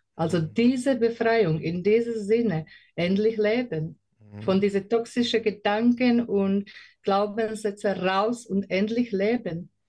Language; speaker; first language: German; non-native, learner; Slovak